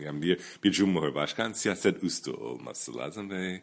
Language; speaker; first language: Turkish; non-native, fluent; English